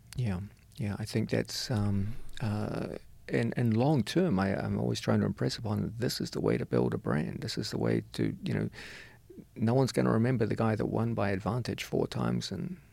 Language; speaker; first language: English; native; English